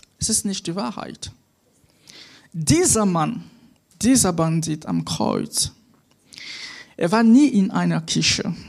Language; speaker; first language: German; non-native, fluent; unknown